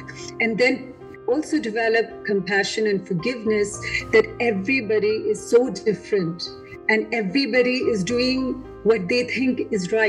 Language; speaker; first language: English; non-native, local second language; Hindi